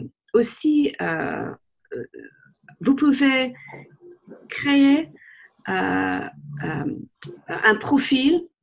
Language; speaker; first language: French; non-native, fluent; English